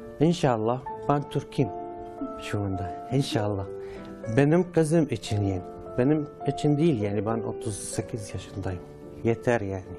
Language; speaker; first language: Turkish; non-native, learner; Arabic